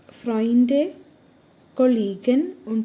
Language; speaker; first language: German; non-native, fluent; Malayalam